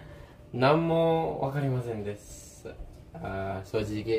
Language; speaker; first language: Japanese; non-native, fluent; Filipino